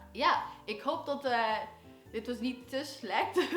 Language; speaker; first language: Dutch; non-native, learner; English